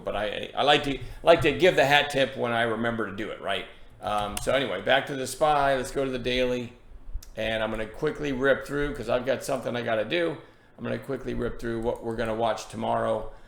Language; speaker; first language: English; native; English